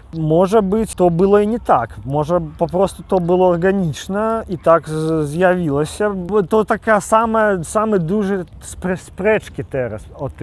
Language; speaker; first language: Polish; non-native, local second language; Belarusian